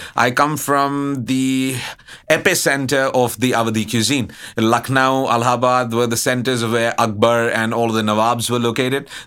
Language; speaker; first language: English; non-native, local second language; Hindi